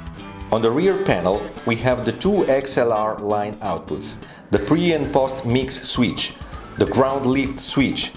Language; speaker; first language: English; non-native, fluent; Italian